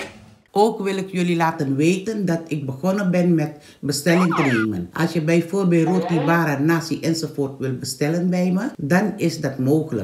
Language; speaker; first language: Dutch; non-native, local second language; Caribbean Hindustani